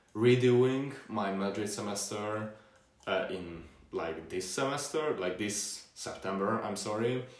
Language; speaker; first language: English; non-native, fluent; Hungarian